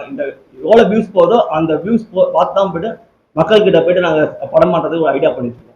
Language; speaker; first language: Tamil; native; Tamil